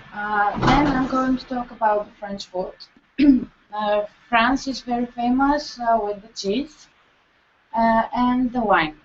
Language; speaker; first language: English; non-native, learner; Bulgarian